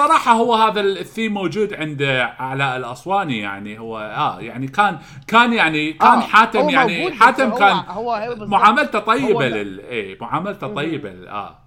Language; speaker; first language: Arabic; native; Arabic